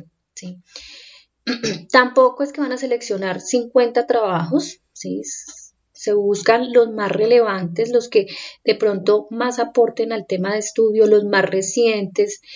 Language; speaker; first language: Spanish; native; Spanish